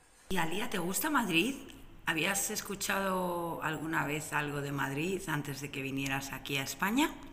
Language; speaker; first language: Spanish; native; Spanish